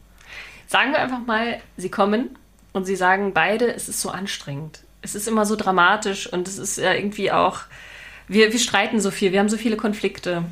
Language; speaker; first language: German; native; German